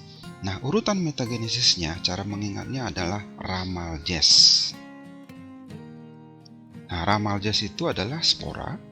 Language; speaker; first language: Indonesian; native; Indonesian